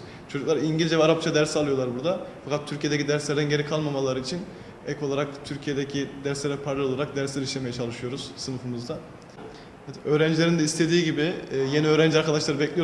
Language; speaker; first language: Turkish; native; Turkish